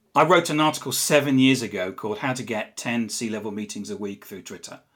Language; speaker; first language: English; native; English